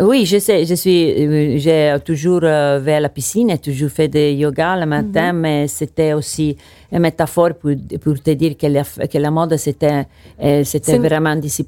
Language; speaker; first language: French; non-native, learner; Italian